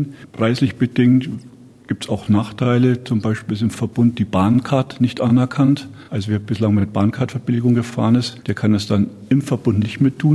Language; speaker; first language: German; native; German